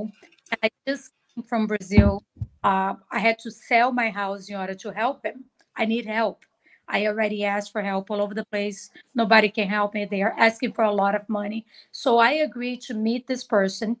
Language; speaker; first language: English; non-native, fluent; Portuguese